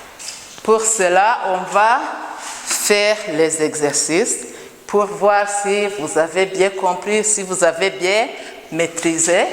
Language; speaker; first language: French; non-native, local second language; Kinyarwanda